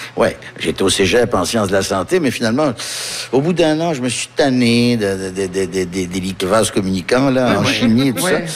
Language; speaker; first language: French; early bilingual, other home language; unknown